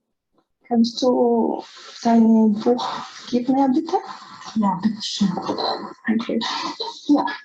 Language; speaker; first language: German; non-native, learner; Spanish